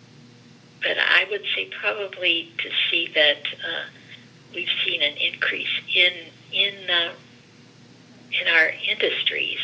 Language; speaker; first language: English; early bilingual, other home language; Greek